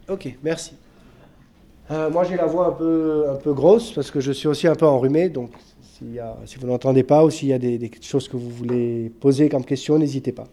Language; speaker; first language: French; non-native, local second language; Arabic